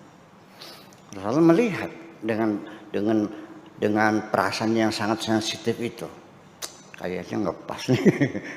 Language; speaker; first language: Indonesian; native; Indonesian